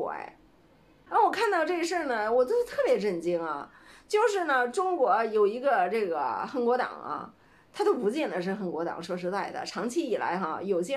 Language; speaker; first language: Chinese; native; Chinese